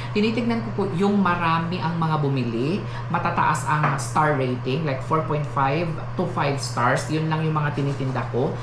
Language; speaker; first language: Filipino; non-native, local second language; Cebuano